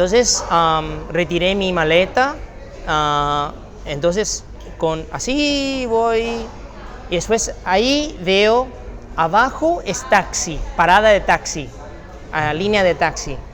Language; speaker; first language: Spanish; non-native, fluent; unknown